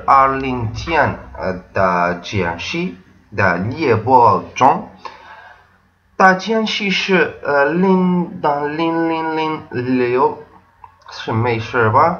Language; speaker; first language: Chinese; non-native, learner; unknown